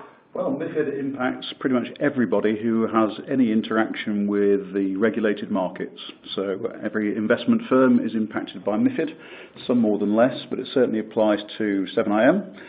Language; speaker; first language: English; native; English